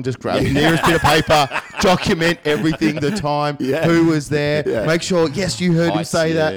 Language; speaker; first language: English; native; English